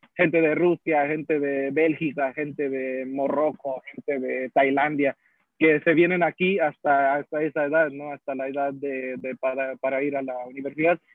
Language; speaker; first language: Spanish; early bilingual, heritage; Spanish